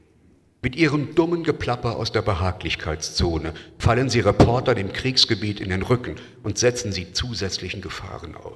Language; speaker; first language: German; native; German